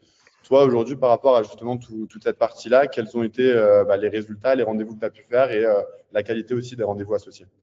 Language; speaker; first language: French; native; French